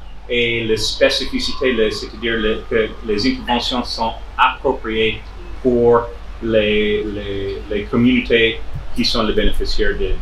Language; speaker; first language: French; non-native, fluent; English